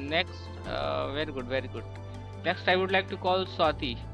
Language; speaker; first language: English; non-native, local second language; Hindi